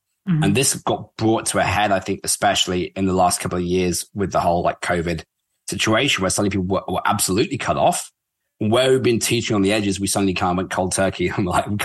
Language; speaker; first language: English; native; English